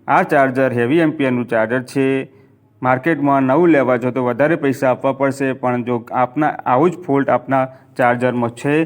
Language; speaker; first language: Gujarati; non-native, local second language; Hindi